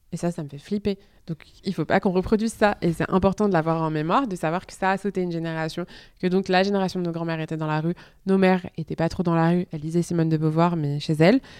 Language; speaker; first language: French; native; French